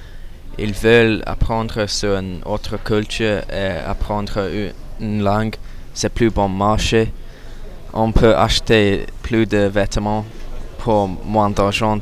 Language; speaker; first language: French; non-native, learner; English